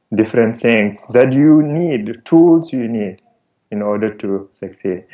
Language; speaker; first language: English; non-native, fluent; Wolof